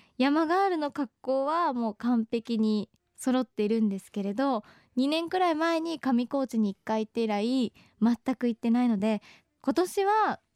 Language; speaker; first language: Japanese; native; Japanese